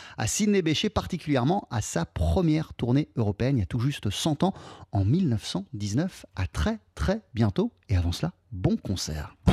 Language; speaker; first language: French; native; French